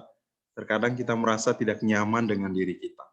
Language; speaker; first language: Indonesian; native; Indonesian